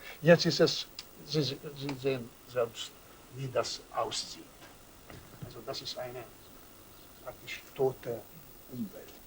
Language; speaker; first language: German; non-native, fluent; Serbian